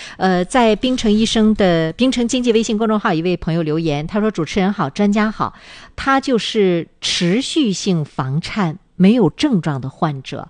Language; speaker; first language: Chinese; native; Chinese